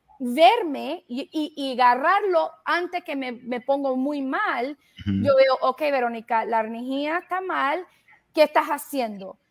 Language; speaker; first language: Spanish; early bilingual, heritage; Spanish